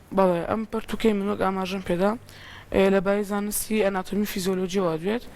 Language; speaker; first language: Central Kurdish; native; Central Kurdish